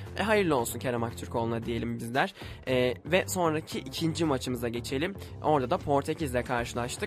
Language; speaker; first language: Turkish; native; Turkish